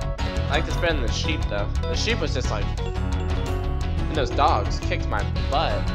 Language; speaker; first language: English; native; English